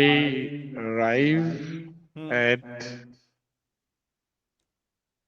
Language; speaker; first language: English; non-native, local second language; Hindi